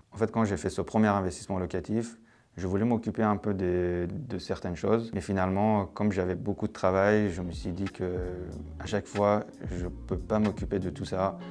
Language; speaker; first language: French; non-native, fluent; Persian